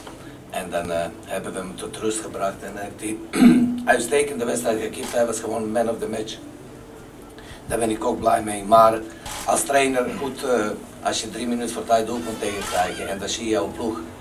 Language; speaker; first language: Dutch; non-native, fluent; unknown